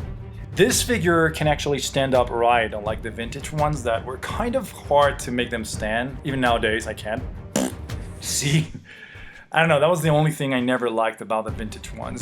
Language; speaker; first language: English; non-native, fluent; Spanish